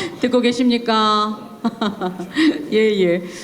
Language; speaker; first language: Korean; native; Korean